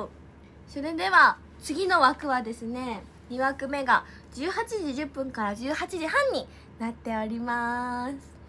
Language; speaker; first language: Japanese; native; Japanese